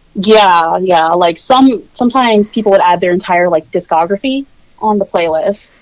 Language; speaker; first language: English; native; English